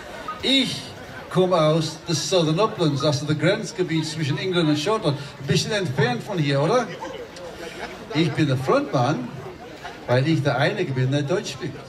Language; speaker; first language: German; non-native, learner; English